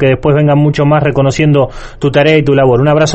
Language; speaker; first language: Spanish; native; Spanish